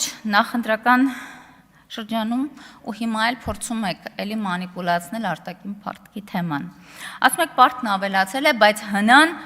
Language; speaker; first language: Armenian; native; Armenian